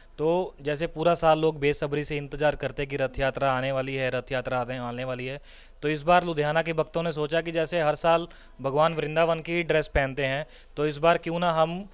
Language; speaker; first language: Hindi; non-native, local second language; Punjabi